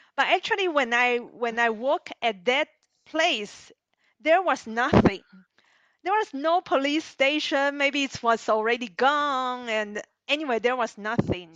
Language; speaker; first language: English; non-native, learner; Chinese